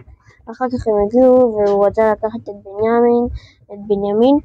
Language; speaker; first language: Hebrew; early bilingual, heritage; French